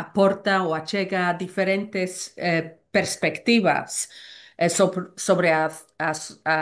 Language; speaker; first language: Galician; non-native, learner; Welsh